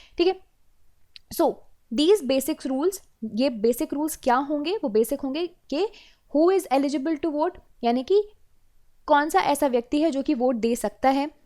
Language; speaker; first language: Hindi; native; Hindi